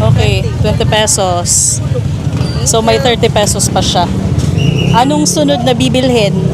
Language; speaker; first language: Filipino; non-native, local second language; Waray